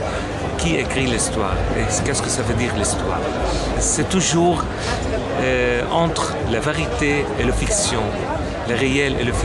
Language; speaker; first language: French; non-native, local second language; Arabic